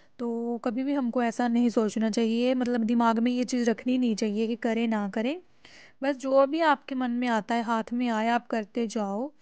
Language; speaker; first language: Hindi; non-native, local second language; Punjabi